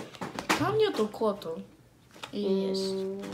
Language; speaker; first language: Russian; early bilingual, heritage; English